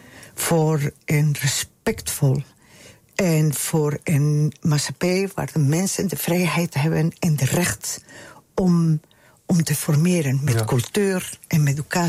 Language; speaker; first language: Dutch; non-native, fluent; Spanish